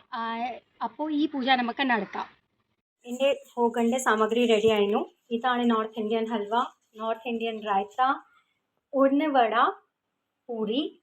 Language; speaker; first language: Malayalam; non-native, learner; Hindi